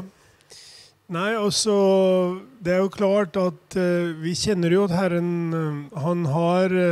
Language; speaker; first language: Swedish; non-native, fluent; Albanian